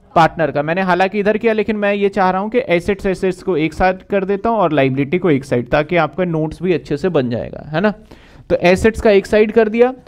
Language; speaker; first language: Hindi; native; Hindi